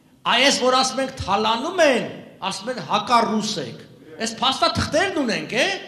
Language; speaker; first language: Armenian; native; Armenian